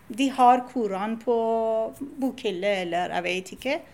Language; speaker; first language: Norwegian; non-native, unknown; Persian